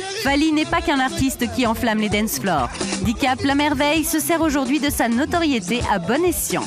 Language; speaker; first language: French; native; French